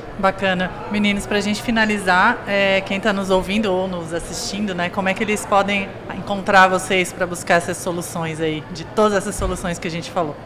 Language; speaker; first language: Portuguese; native; Portuguese